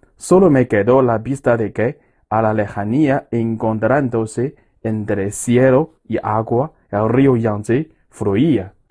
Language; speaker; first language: Spanish; non-native, fluent; Chinese